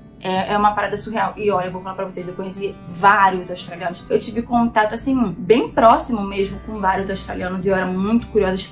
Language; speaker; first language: Portuguese; native; Portuguese